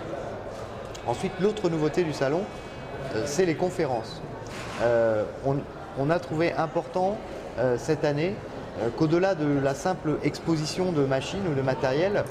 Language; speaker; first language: French; native; French